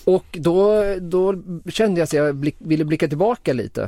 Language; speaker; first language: Swedish; native; Swedish